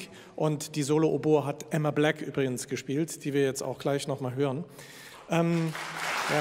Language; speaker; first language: German; native; German